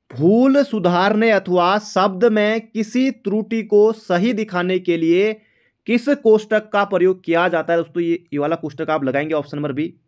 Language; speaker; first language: Hindi; native; Hindi